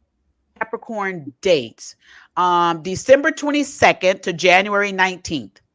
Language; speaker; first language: English; native; English